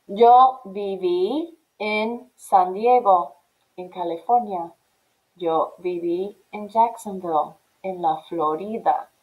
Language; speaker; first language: Spanish; non-native, fluent; English